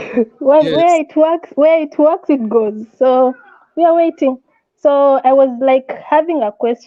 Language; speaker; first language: English; non-native, local second language; Swahili